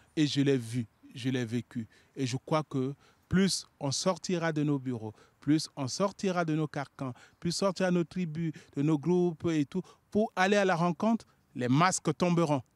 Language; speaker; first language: French; non-native, local second language; Sango